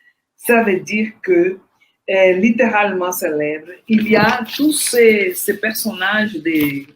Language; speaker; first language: French; non-native, fluent; Portuguese